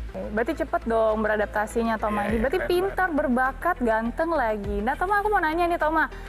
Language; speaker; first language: Indonesian; native; Indonesian